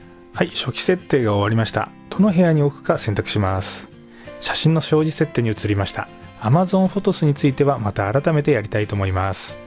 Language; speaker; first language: Japanese; native; Japanese